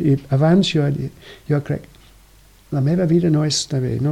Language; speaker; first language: Catalan; non-native, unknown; English